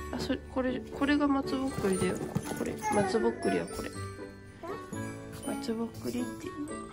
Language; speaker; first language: Japanese; native; Japanese